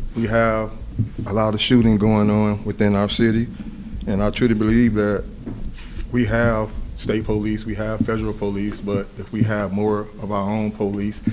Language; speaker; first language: English; native; English